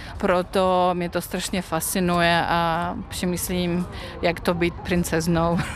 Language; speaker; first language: Czech; non-native, fluent; Russian